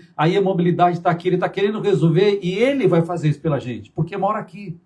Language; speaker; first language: Portuguese; native; Portuguese